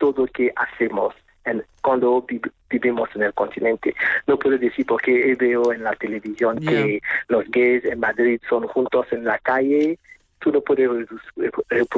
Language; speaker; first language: Spanish; non-native, fluent; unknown